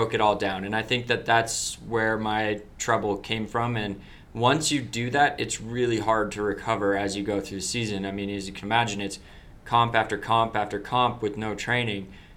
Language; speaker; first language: English; native; English